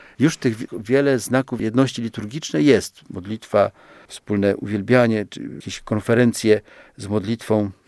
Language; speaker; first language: Polish; native; Polish